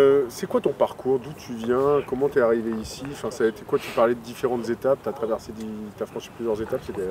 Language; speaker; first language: French; native; French